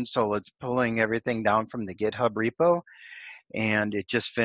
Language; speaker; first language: English; native; English